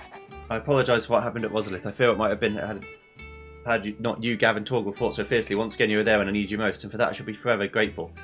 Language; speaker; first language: English; native; English